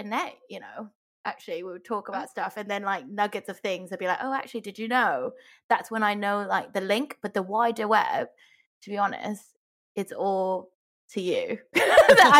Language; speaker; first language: English; non-native, local second language; Cantonese